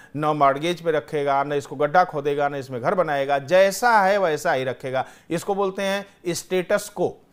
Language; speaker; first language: Hindi; native; Hindi